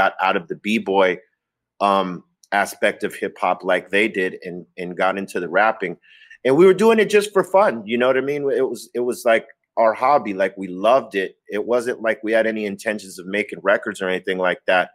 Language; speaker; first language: English; native; English